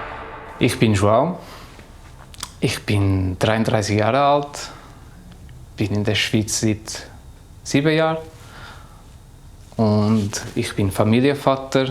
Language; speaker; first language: German; non-native, learner; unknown